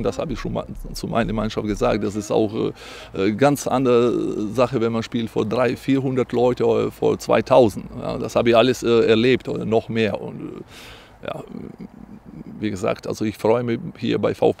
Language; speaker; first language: German; non-native, fluent; Croatian